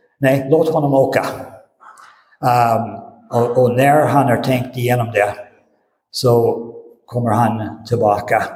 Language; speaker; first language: Swedish; non-native, fluent; English